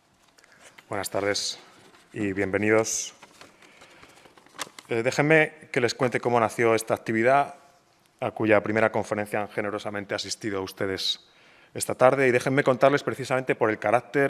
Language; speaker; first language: Spanish; native; Spanish